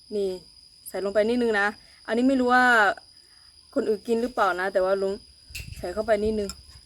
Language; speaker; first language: Thai; non-native, local second language; Akha